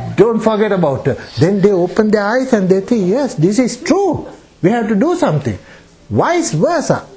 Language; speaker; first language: English; non-native, local second language; Sinhala